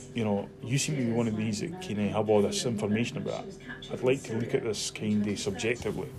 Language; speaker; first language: English; native; English